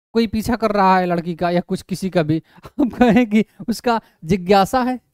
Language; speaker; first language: Hindi; native; Hindi